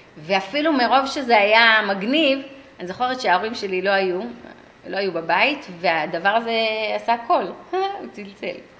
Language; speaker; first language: Hebrew; early bilingual, other home language; English